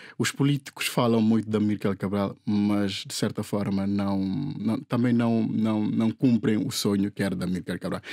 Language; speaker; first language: Portuguese; non-native, local second language; Upper Guinea Crioulo